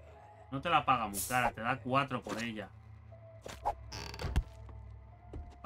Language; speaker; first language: Spanish; native; Spanish